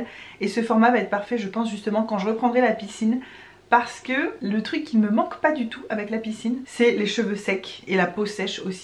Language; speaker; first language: French; native; French